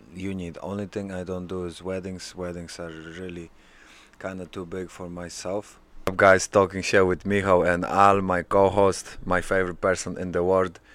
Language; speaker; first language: English; early bilingual, other home language; Polish